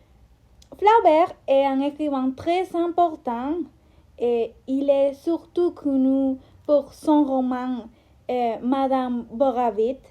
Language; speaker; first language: French; non-native, learner; Spanish